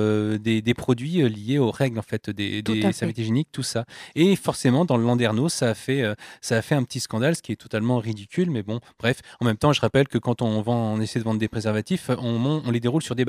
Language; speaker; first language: French; native; French